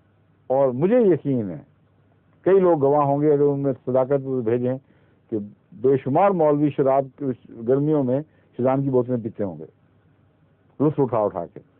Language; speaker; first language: Urdu; native; Urdu